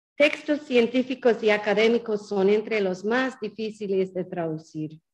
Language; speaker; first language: Spanish; non-native, fluent; English